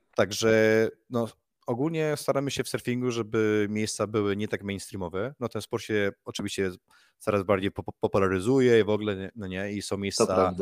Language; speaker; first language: Polish; early bilingual, heritage; Spanish